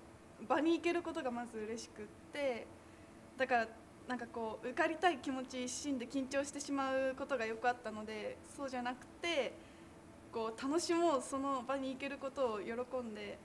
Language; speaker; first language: Japanese; native; Japanese